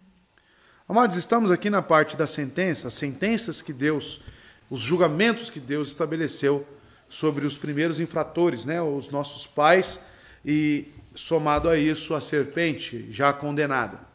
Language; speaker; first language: Portuguese; native; Portuguese